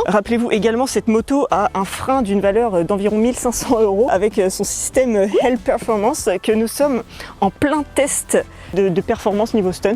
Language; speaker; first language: French; native; French